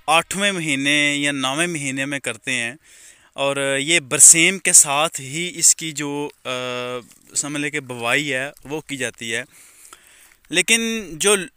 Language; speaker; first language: Urdu; non-native, local second language; Punjabi